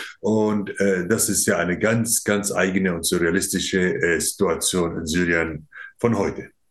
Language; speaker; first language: German; non-native, fluent; Arabic